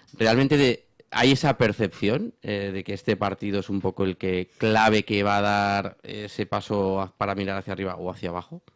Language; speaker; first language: Spanish; non-native, local second language; Catalan